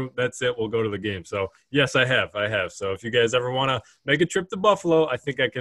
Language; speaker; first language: English; native; English